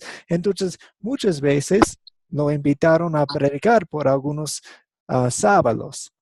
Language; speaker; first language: Spanish; non-native, fluent; English